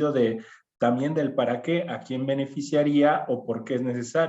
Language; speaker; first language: Spanish; native; Spanish